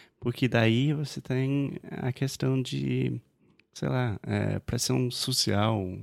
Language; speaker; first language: Portuguese; non-native, fluent; English